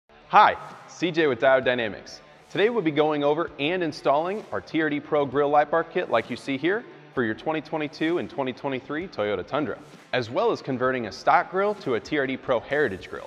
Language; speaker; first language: English; native; English